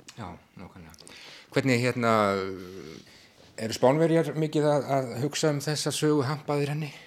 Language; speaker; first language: Icelandic; native; Icelandic